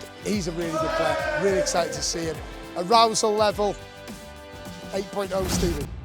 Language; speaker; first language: English; native; English